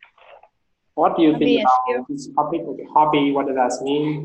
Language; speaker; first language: English; non-native, fluent; Vietnamese